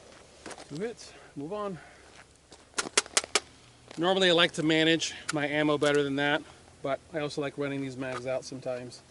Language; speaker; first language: English; native; English